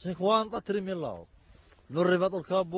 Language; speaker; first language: Italian; non-native, learner; Arabic